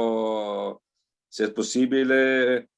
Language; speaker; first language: Spanish; non-native, learner; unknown